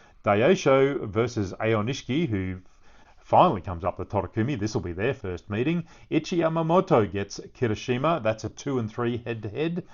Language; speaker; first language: English; native; English